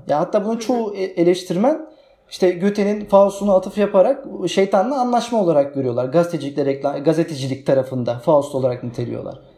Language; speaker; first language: Turkish; native; Turkish